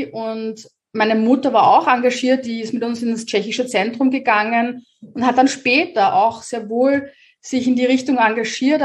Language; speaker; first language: German; native; German